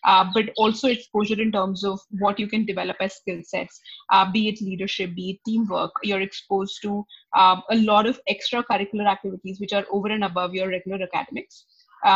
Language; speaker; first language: English; non-native, local second language; Hindi